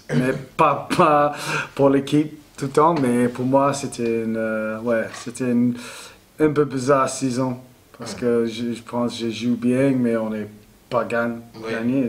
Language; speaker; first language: French; non-native, learner; English